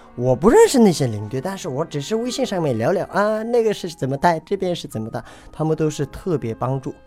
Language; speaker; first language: Chinese; non-native, local second language; Tibetan